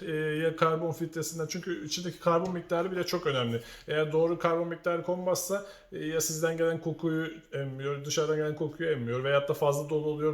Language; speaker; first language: Turkish; native; Turkish